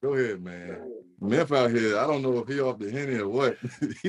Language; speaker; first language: English; native; English